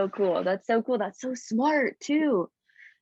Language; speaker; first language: English; native; English